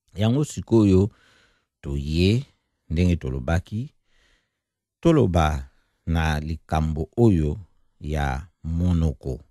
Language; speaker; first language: Lingala; native; Lingala